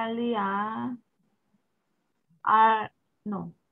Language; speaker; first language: Spanish; non-native, learner; Korean